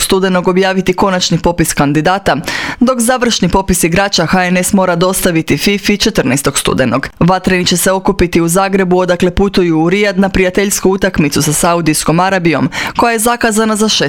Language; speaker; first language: Croatian; native; Croatian